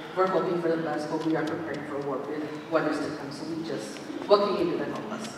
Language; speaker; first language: English; native; English